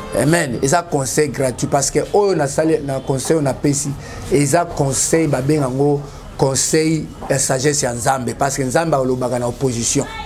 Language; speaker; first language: Lingala; native; Lingala